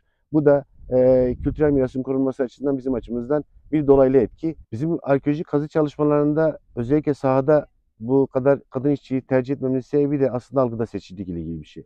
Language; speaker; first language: Turkish; native; Turkish